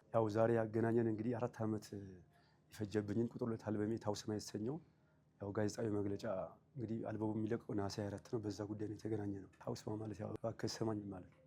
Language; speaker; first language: Amharic; non-native, local second language; Sebat Bet Gurage